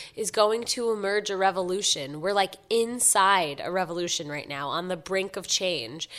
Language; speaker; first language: English; native; English